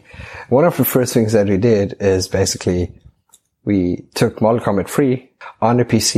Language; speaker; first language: English; non-native, fluent; German